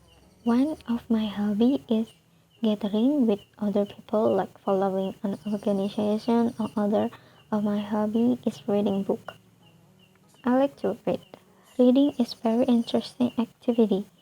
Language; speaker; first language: English; non-native, fluent; Indonesian